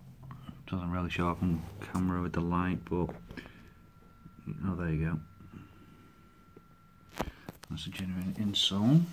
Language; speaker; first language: English; native; English